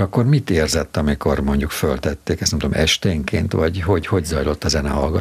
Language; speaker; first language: Hungarian; native; Hungarian